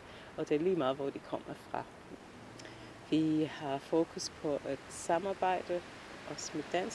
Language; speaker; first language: Danish; non-native, fluent; English